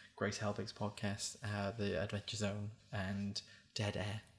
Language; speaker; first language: English; native; English